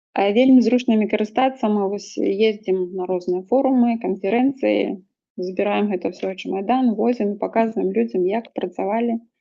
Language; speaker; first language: Belarusian; native; Belarusian